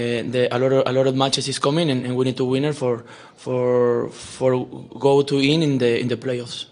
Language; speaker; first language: English; non-native, learner; Spanish